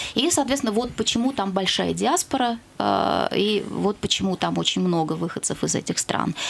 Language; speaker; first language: Russian; native; Russian